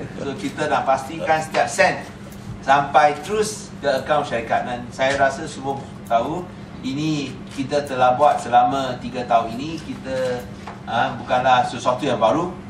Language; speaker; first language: Malay; non-native, local second language; Chinese